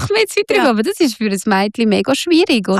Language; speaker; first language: German; native; German